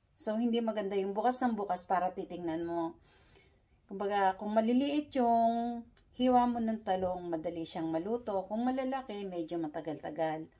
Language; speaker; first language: Filipino; native; Filipino